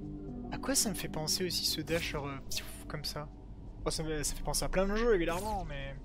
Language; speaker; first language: French; native; French